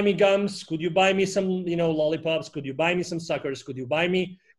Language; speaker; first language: English; non-native, fluent; Spanish